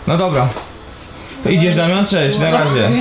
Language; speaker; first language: Polish; native; Polish